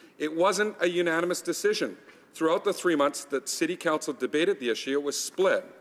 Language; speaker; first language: English; native; English